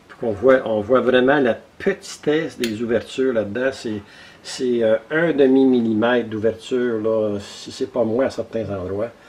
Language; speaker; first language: French; native; French